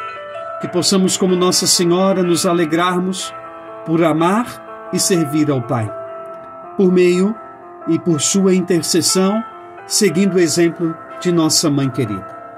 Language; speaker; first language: Portuguese; native; Portuguese